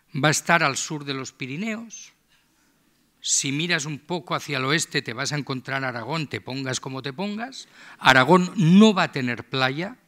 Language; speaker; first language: Spanish; native; Spanish